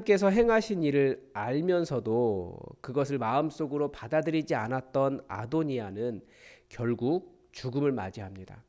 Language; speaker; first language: Korean; native; Korean